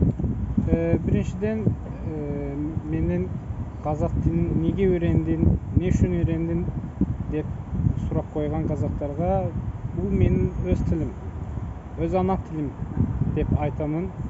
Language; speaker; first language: Kazakh; non-native, fluent; Azerbaijani